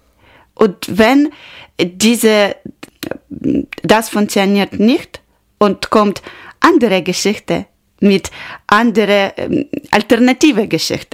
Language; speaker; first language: German; non-native, learner; Ukrainian